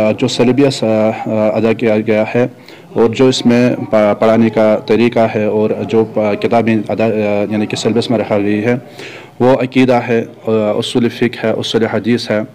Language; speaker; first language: Urdu; non-native, local second language; Kashmiri